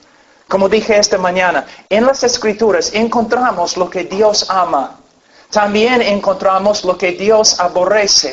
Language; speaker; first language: Spanish; non-native, fluent; English